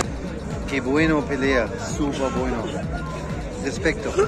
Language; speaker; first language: Spanish; non-native, learner; German